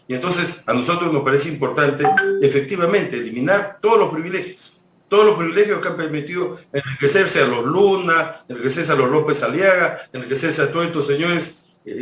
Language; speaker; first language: Spanish; native; Spanish